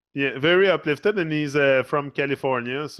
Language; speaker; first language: English; non-native, fluent; French